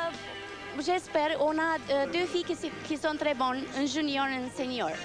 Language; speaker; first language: French; non-native, fluent; Romanian